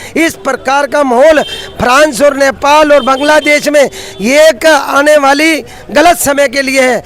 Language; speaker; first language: Hindi; native; Hindi